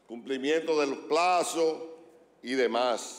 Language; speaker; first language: Spanish; native; Spanish